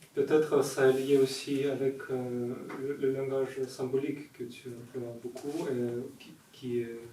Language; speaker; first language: French; non-native, learner; Russian